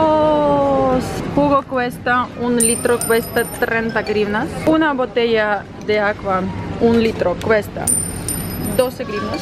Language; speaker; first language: Spanish; non-native, fluent; Ukrainian